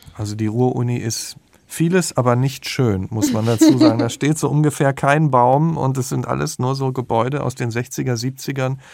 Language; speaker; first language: German; native; German